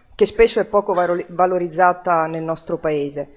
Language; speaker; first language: Italian; native; Italian